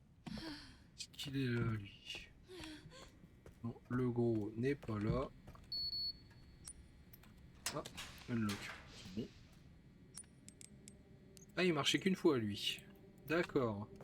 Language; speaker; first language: French; native; French